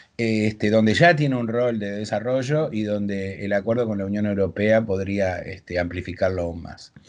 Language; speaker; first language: Spanish; native; Spanish